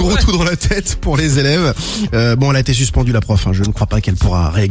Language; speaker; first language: French; native; French